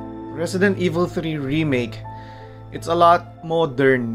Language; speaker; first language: English; non-native, local second language; Filipino